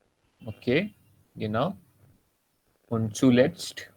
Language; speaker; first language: German; non-native, learner; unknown